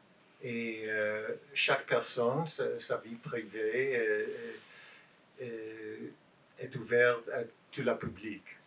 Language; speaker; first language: French; non-native, learner; English